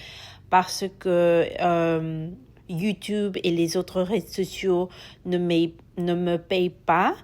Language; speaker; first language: French; non-native, fluent; Spanish